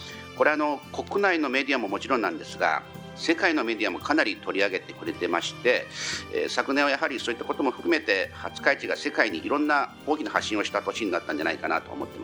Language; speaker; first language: Japanese; native; Japanese